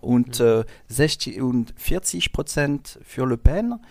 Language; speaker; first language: German; non-native, learner; French